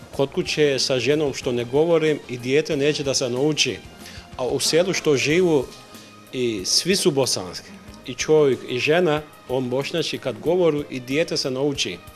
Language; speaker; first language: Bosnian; early bilingual, heritage; Bosnian